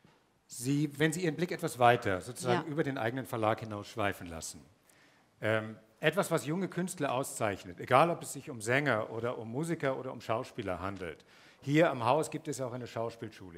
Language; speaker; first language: German; native; German